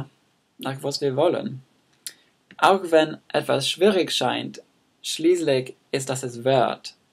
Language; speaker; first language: German; non-native, learner; English